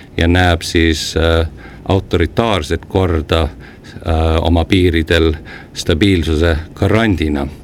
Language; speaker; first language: Estonian; native; Estonian